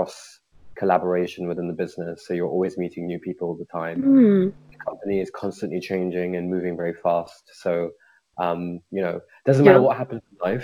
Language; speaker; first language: English; native; English